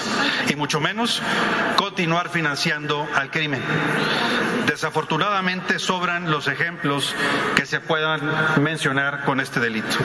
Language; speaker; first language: Spanish; native; Spanish